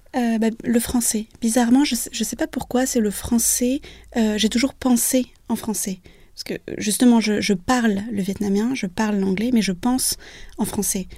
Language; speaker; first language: French; early bilingual, other home language; Vietnamese